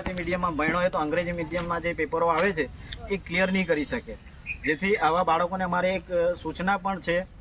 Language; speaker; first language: Gujarati; native; Gujarati